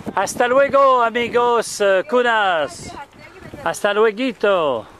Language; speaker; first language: Spanish; non-native, learner; French